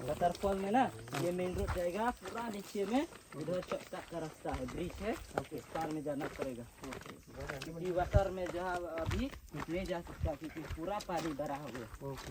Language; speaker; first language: Hindi; non-native, local second language; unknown